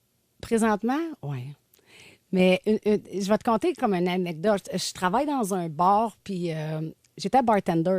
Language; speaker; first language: French; native; French